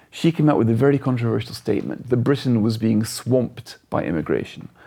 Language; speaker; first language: English; native; English